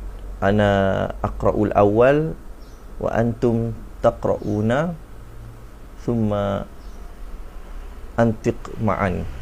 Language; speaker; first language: Arabic; non-native, fluent; Malay